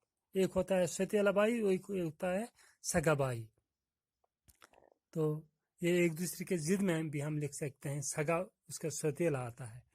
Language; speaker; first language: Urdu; non-native, local second language; Kashmiri